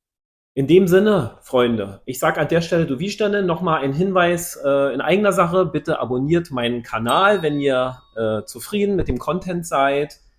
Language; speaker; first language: German; native; German